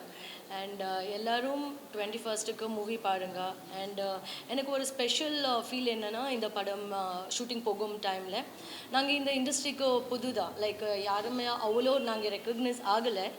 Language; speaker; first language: Tamil; non-native, learner; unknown